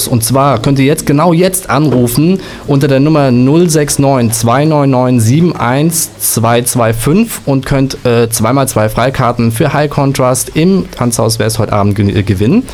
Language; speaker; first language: German; native; German